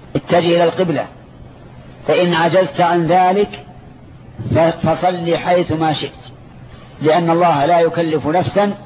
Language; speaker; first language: Arabic; native; Arabic